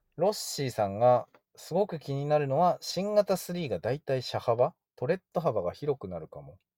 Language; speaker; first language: Japanese; native; Japanese